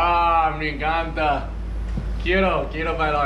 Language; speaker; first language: Spanish; non-native, learner; English